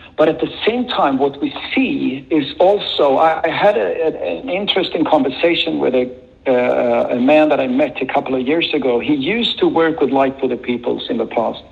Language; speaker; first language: English; non-native, fluent; Swedish